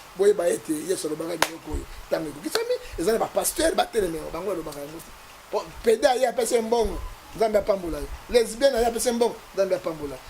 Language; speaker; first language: Lingala; native; Lingala